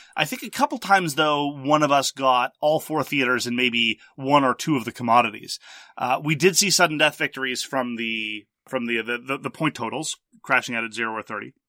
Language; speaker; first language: English; early bilingual, other home language; French